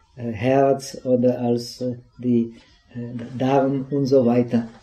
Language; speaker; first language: German; non-native, fluent; Czech